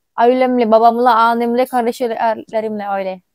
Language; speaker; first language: Turkish; non-native, learner; Indonesian